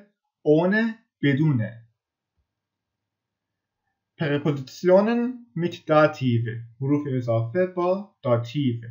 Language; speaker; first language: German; non-native, fluent; Persian